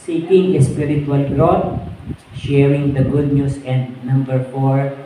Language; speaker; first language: English; non-native, local second language; Filipino